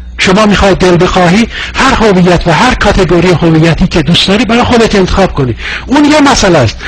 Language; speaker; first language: Persian; non-native, local second language; Azerbaijani